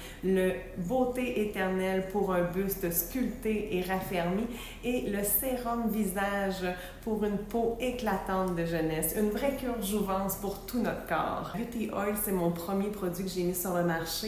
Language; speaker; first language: French; native; French